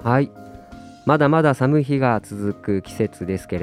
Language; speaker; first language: Japanese; native; Japanese